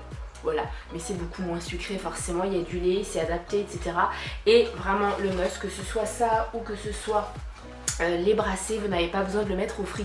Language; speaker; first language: French; native; French